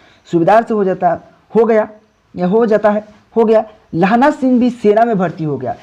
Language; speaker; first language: Hindi; native; Hindi